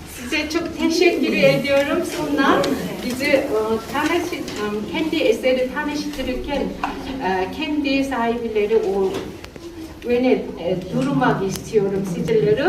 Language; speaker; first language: Turkish; non-native, learner; Korean